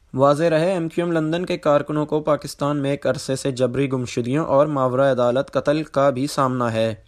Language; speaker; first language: Urdu; non-native, local second language; Baluchi